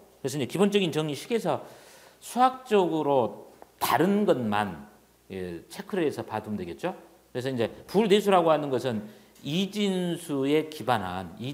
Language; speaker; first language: Korean; native; Korean